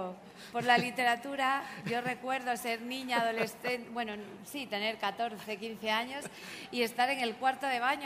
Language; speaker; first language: Spanish; native; Spanish